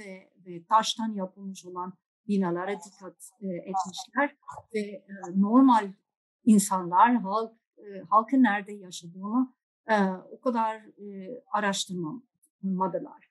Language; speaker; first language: Turkish; non-native, fluent; Dutch